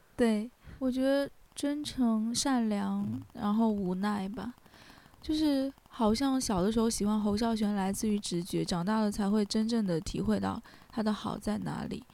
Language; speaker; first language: Chinese; native; Chinese